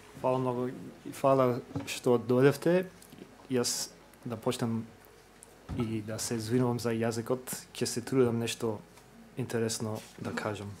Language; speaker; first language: Macedonian; non-native, fluent; English